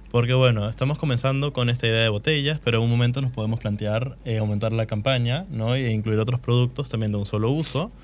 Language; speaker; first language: Spanish; native; Spanish